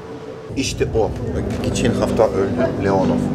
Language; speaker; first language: Turkish; non-native, learner; Russian